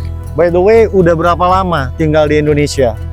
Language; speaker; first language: Indonesian; native; Indonesian